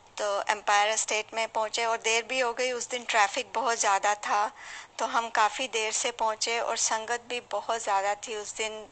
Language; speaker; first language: Hindi; native; Hindi